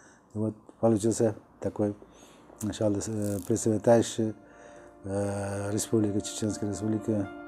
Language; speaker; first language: Russian; non-native, local second language; Uzbek